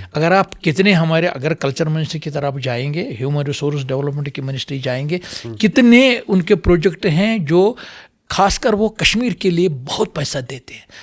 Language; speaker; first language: Urdu; non-native, local second language; Kashmiri